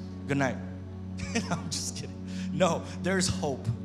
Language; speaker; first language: English; early bilingual, other home language; Spanish